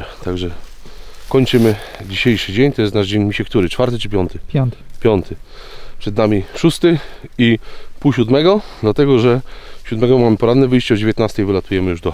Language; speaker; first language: Polish; native; Polish